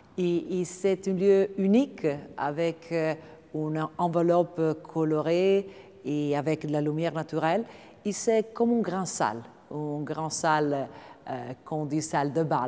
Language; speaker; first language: French; non-native, learner; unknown